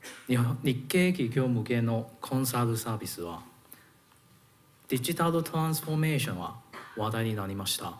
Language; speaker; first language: Japanese; non-native, learner; Cantonese